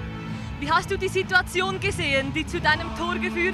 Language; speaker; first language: German; native; German